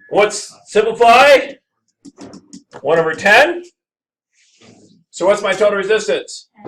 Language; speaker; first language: English; native; English